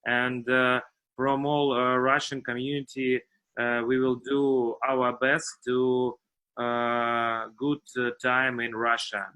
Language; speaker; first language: English; non-native, learner; Russian